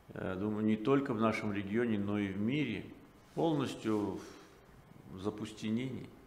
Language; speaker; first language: Russian; non-native, local second language; Azerbaijani